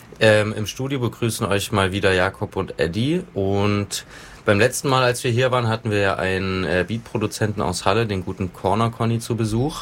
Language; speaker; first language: German; native; German